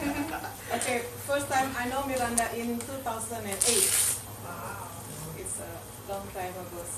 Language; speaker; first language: English; non-native, learner; Indonesian